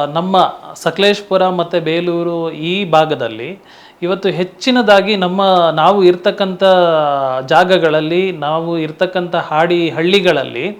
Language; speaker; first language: Kannada; non-native, local second language; Tulu